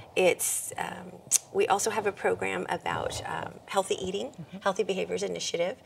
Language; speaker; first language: English; native; English